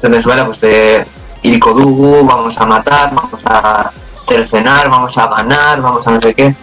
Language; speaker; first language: Spanish; non-native, local second language; Basque